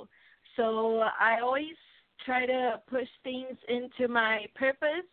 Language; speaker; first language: English; non-native, fluent; Portuguese